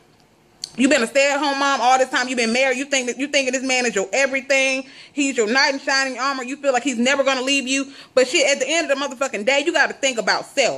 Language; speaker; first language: English; native; English